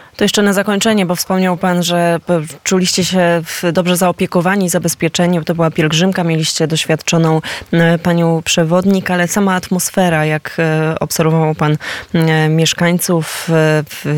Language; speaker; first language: Polish; native; Polish